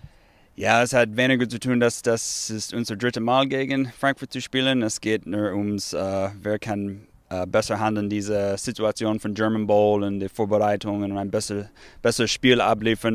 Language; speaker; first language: German; non-native, fluent; English